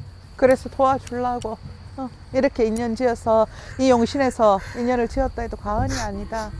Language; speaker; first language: Korean; native; Korean